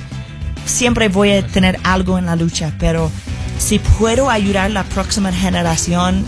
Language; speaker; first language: Spanish; non-native, fluent; English